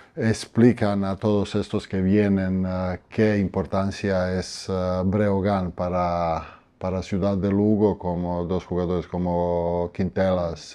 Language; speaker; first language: Spanish; non-native, fluent; Croatian